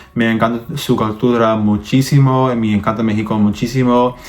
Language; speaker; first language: Spanish; non-native, learner; English